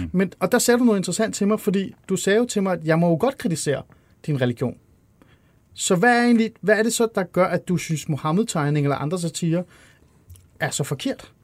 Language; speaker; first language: Danish; early bilingual, other home language; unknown